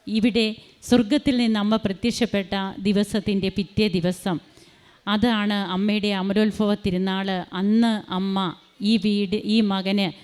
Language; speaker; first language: Malayalam; native; Malayalam